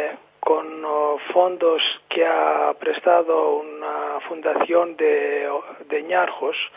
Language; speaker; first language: Spanish; non-native, fluent; Greek